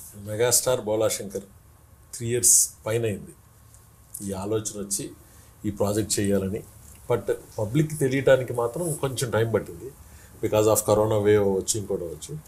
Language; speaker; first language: Telugu; native; Telugu